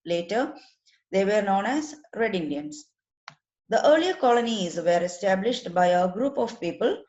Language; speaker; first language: English; non-native, local second language; Malayalam